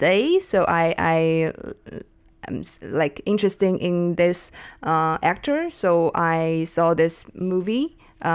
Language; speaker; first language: English; non-native, learner; Chinese